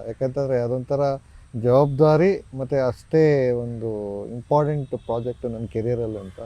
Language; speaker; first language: Kannada; native; Kannada